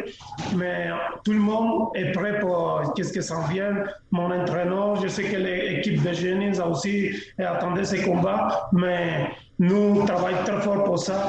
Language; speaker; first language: French; non-native, fluent; Spanish